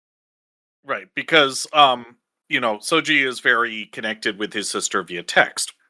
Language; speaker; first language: English; native; English